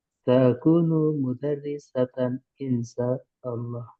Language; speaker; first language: Arabic; non-native, learner; Indonesian